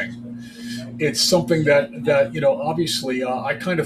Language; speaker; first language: English; native; English